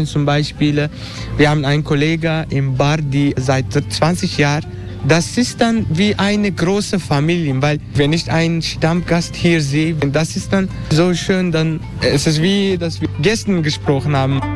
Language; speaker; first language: German; non-native, fluent; Turkish